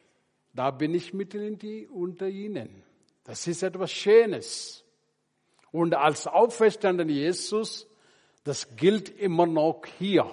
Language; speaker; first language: German; non-native, learner; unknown